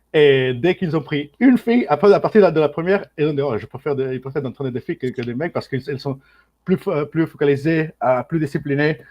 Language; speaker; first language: French; non-native, learner; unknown